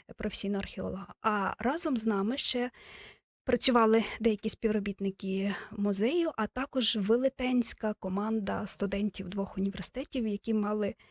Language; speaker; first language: Ukrainian; native; Ukrainian